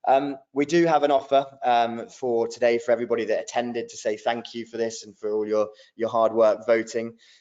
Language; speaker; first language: English; native; English